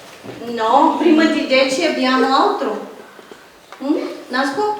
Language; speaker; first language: Italian; non-native, fluent; Bulgarian